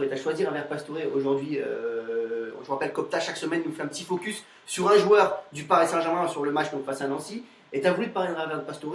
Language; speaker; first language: French; native; French